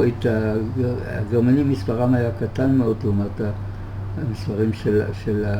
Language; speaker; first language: Hebrew; early bilingual, other home language; German